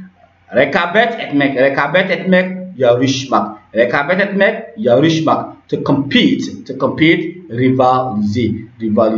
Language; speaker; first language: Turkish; non-native, learner; French